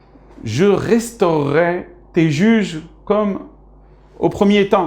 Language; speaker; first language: French; native; French